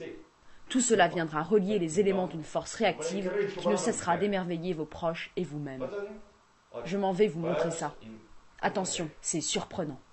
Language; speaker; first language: French; native; French